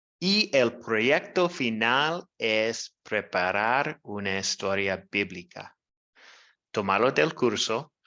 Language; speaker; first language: Spanish; non-native, learner; English